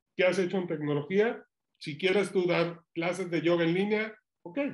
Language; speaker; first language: Spanish; native; Spanish